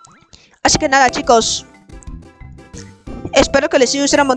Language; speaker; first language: Spanish; native; Spanish